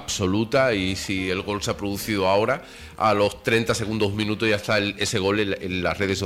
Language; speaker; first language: Spanish; native; Spanish